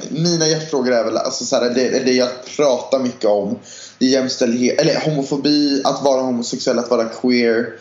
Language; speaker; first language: Swedish; native; Swedish